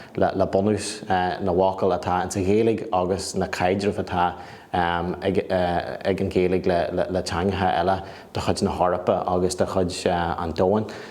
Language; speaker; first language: Irish; native; Irish